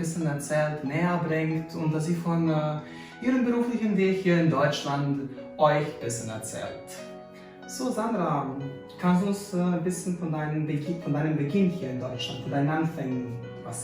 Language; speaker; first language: German; non-native, fluent; Serbian